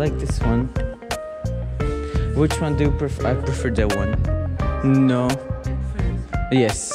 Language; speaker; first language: English; non-native, fluent; Slovak